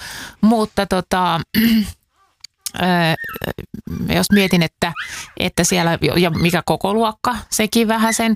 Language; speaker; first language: Finnish; native; Finnish